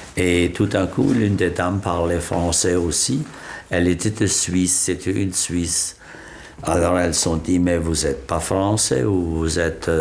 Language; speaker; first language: French; non-native, local second language; Swiss German